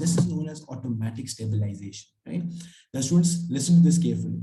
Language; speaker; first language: English; non-native, local second language; Urdu